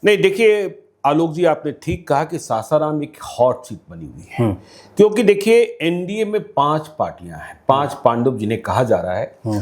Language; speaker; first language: Hindi; native; Hindi